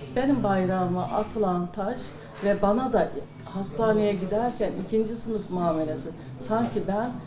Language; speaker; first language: Turkish; native; Turkish